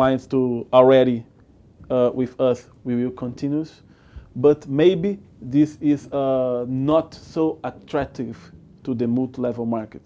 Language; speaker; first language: English; non-native, learner; Portuguese